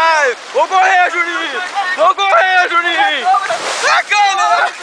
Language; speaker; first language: Portuguese; native; Portuguese